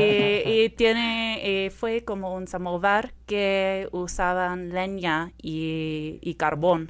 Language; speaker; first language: Spanish; non-native, fluent; English